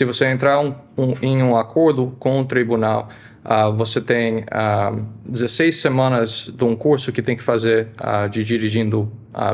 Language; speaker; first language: Portuguese; early bilingual, heritage; Portuguese